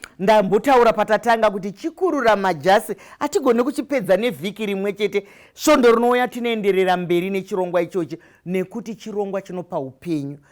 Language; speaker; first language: Shona; native; Shona